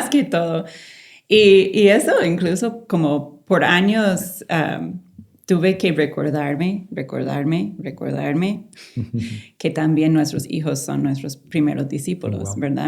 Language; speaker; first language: Spanish; non-native, fluent; English